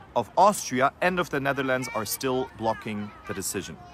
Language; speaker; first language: English; non-native, fluent; German